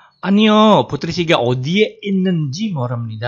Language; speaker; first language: Korean; non-native, fluent; Indonesian